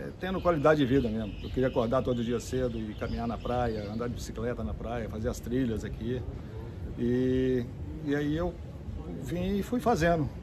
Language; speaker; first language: Portuguese; native; Portuguese